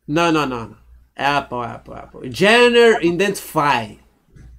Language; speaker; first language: English; non-native, learner; Portuguese